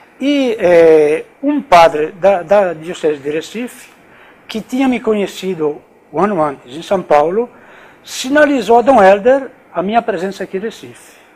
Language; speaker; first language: Portuguese; non-native, fluent; Italian